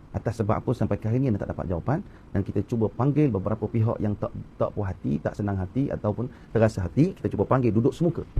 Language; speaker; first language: Malay; native; Malay